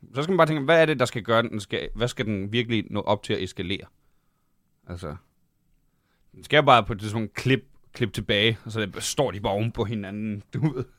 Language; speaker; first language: Danish; native; Danish